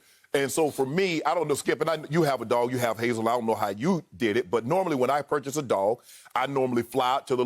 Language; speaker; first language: English; native; English